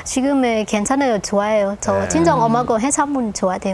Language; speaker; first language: Korean; non-native, local second language; Lao